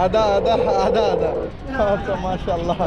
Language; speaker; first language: Hindi; non-native, learner; Bangla